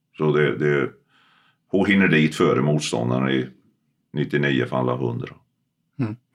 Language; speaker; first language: Swedish; early bilingual, other home language; Finnish